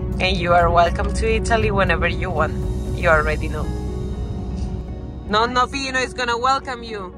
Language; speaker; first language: English; non-native, fluent; Italian